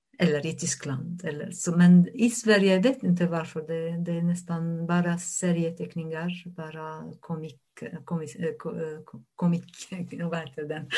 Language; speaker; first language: Swedish; non-native, fluent; Arabic